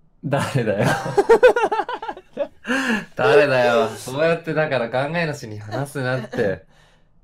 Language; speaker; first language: Japanese; native; Japanese